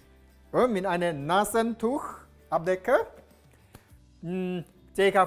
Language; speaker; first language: German; non-native, learner; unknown